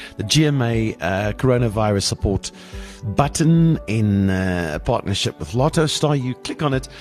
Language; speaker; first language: English; non-native, local second language; Afrikaans